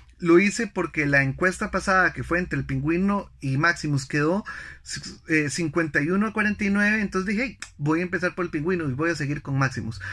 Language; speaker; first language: Spanish; native; Spanish